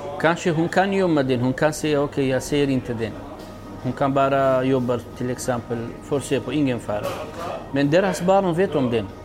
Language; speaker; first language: Swedish; non-native, learner; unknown